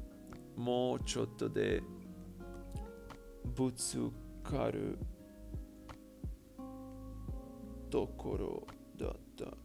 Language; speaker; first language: Japanese; non-native, learner; English